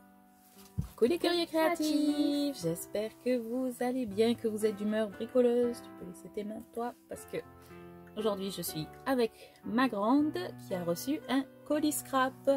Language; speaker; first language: French; native; French